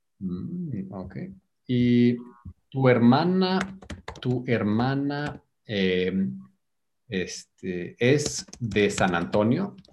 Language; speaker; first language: Spanish; native; Spanish